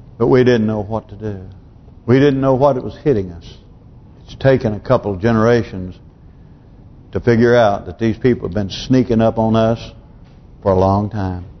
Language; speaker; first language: English; native; English